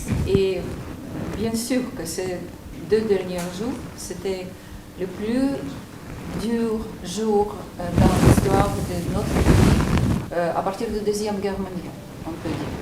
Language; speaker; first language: French; non-native, fluent; Ukrainian